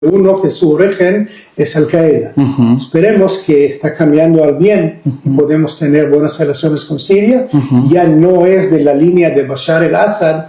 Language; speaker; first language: Spanish; non-native, fluent; Hebrew